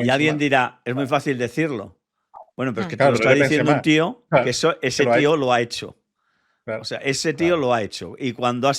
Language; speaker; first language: Spanish; native; Spanish